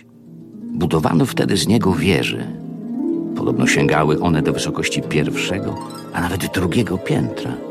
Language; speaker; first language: Polish; native; Polish